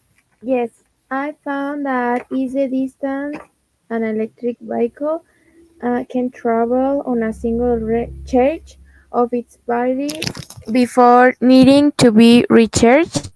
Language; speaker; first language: English; non-native, fluent; Spanish